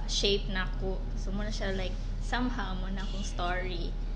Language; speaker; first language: English; non-native, local second language; Cebuano